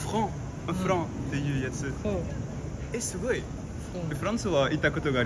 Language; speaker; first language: Japanese; non-native, fluent; French